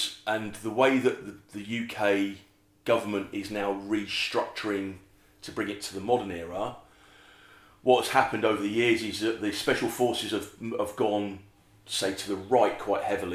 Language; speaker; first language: English; native; English